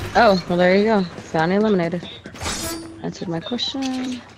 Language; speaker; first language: English; native; English